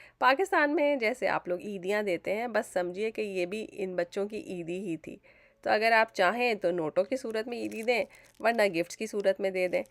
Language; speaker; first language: Urdu; native; Urdu